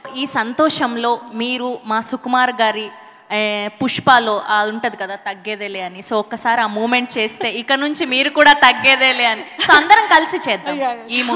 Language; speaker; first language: Telugu; native; Telugu